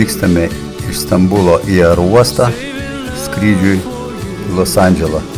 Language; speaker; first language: Lithuanian; native; Lithuanian